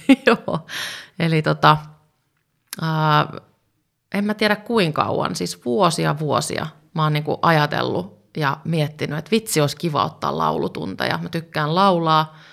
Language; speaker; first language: Finnish; native; Finnish